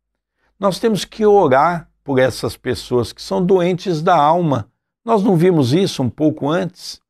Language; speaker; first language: Portuguese; native; Portuguese